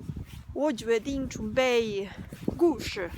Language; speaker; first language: Chinese; non-native, learner; Spanish